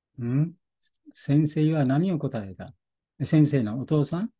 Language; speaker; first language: Japanese; non-native, fluent; Bangla